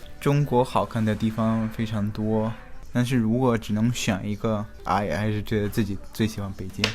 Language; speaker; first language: Chinese; non-native, fluent; Spanish